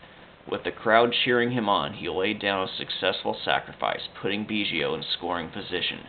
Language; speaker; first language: English; native; English